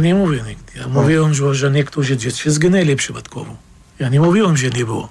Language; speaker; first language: Polish; non-native, fluent; Arabic